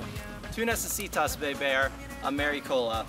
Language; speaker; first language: Spanish; non-native, learner; English